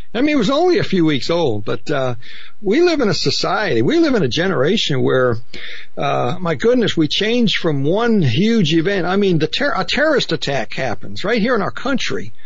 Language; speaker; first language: English; native; English